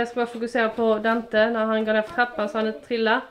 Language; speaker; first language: Swedish; native; Swedish